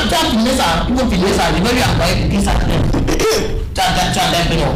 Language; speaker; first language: French; native; French